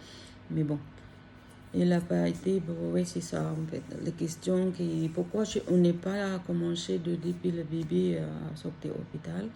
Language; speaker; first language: French; non-native, learner; Filipino